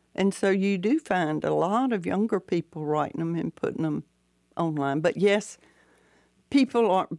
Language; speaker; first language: English; native; English